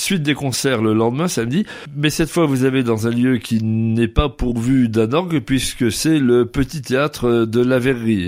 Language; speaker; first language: French; native; French